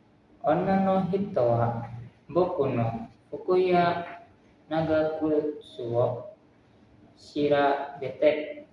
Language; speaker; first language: Japanese; non-native, learner; Indonesian